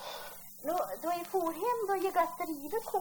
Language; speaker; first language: Swedish; native; Swedish